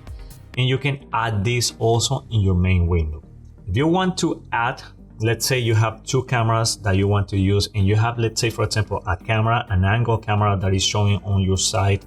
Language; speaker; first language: English; non-native, fluent; Spanish